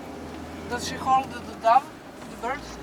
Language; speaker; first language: English; non-native, fluent; Croatian